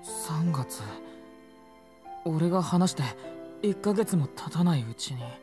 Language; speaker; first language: Japanese; native; Japanese